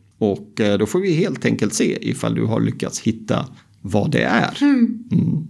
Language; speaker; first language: Swedish; native; Swedish